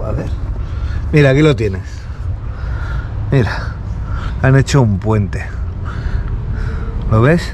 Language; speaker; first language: Spanish; native; Spanish